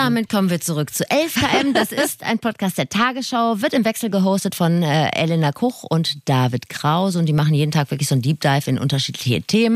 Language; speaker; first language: German; native; German